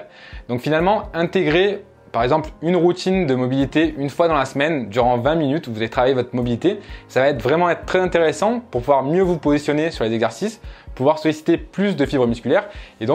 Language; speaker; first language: French; native; French